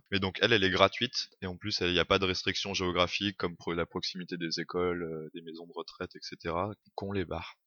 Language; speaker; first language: French; native; French